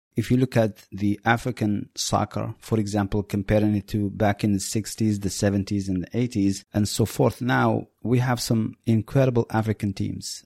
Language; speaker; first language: English; non-native, fluent; Berber languages